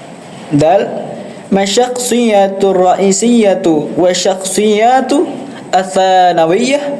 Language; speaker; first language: Arabic; non-native, learner; Indonesian